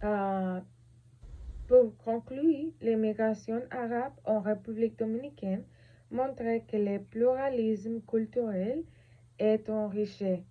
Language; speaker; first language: French; non-native, learner; Spanish